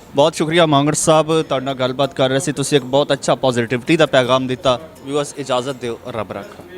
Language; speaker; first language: Punjabi; native; Punjabi